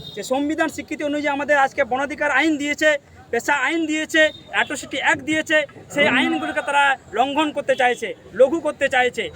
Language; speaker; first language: Bangla; non-native, local second language; Santali